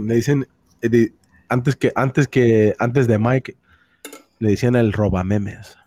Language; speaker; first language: Spanish; early bilingual, heritage; Spanish